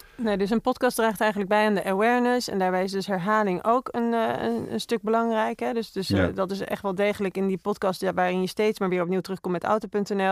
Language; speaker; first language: Dutch; native; Dutch